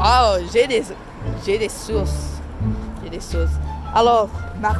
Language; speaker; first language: French; non-native, learner; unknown